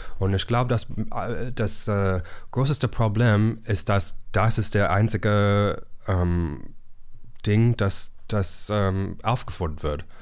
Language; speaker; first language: German; non-native, learner; English